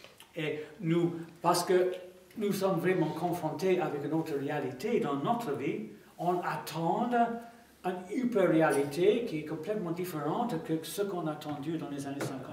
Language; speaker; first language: French; non-native, fluent; English